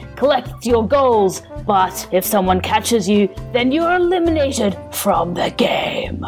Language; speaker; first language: English; native; English